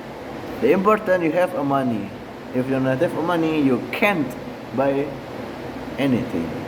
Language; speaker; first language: English; non-native, learner; Indonesian